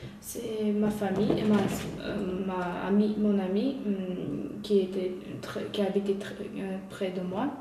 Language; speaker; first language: French; non-native, learner; Uyghur